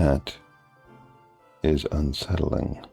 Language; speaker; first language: English; native; English